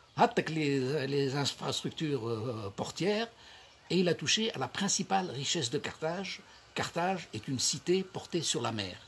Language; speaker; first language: French; non-native, local second language; Arabic